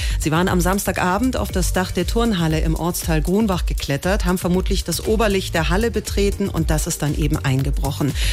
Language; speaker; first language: German; native; German